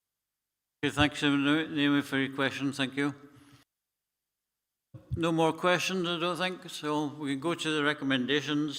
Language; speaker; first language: English; native; English